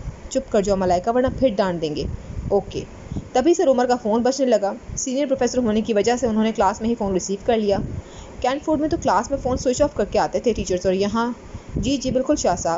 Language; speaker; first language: Urdu; native; Urdu